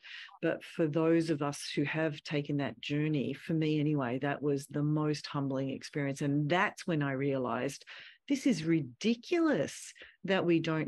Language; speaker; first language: English; native; English